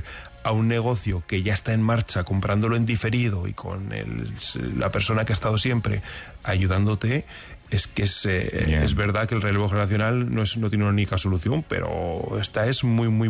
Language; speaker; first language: Spanish; native; Spanish